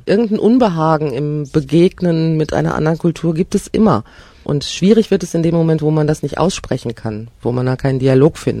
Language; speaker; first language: German; native; German